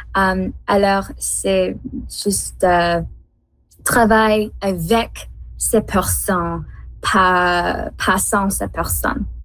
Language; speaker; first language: French; non-native, learner; English